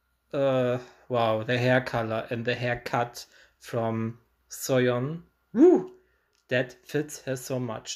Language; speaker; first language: English; non-native, learner; German